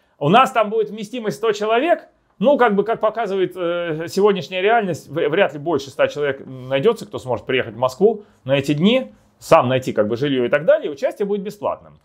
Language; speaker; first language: Russian; native; Russian